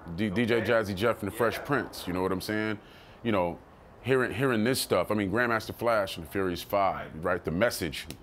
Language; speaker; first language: English; native; English